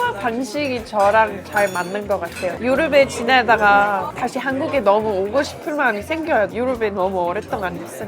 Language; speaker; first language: Korean; non-native, fluent; English